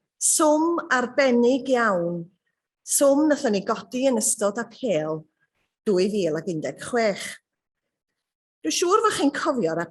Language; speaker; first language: Welsh; native; Welsh